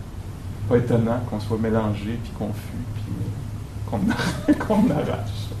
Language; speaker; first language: French; native; French